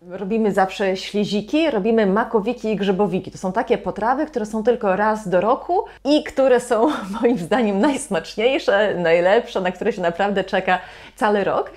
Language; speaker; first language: Polish; native; Polish